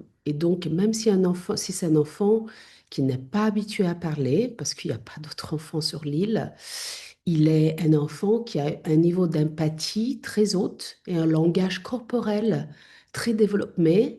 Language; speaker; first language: French; non-native, fluent; Italian